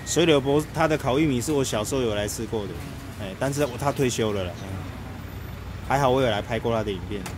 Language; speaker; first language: Chinese; native; Chinese